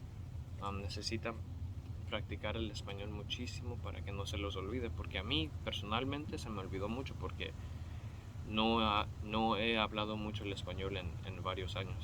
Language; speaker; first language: Spanish; early bilingual, heritage; Spanish